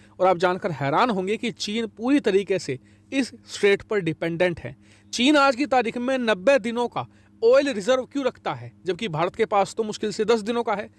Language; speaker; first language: Hindi; native; Hindi